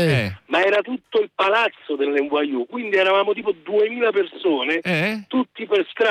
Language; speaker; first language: Italian; native; Italian